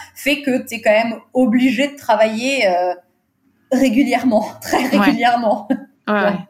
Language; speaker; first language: French; early bilingual, other home language; Portuguese